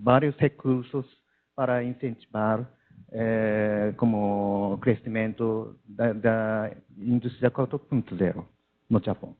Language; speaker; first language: Portuguese; non-native, learner; Japanese